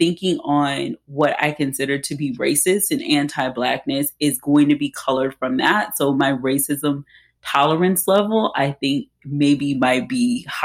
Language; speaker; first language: English; native; English